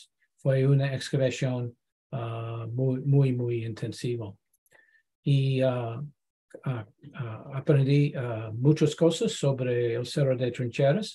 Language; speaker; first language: Spanish; non-native, learner; English